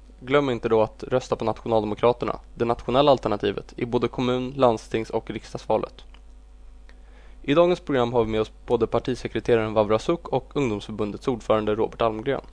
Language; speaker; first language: Swedish; native; Swedish